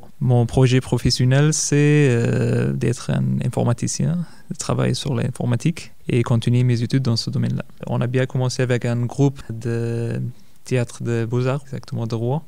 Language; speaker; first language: French; non-native, fluent; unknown